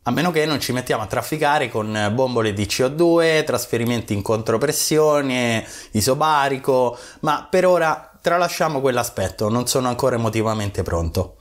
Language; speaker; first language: Italian; native; Italian